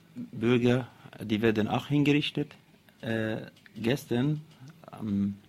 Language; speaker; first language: German; non-native, learner; Arabic